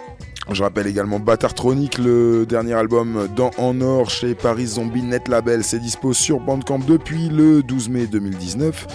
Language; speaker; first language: French; native; French